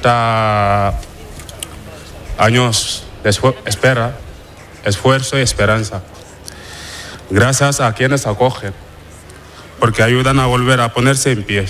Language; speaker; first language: Spanish; non-native, fluent; Wolof